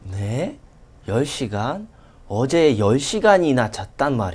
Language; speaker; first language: Korean; non-native, fluent; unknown